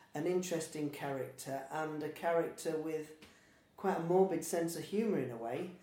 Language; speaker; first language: English; native; English